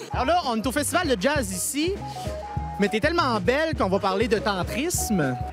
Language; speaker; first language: French; native; French